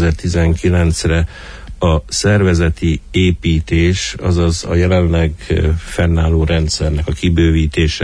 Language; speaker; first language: Hungarian; native; Hungarian